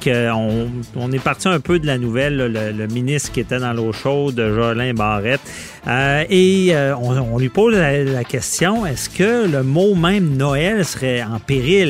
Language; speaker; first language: French; native; French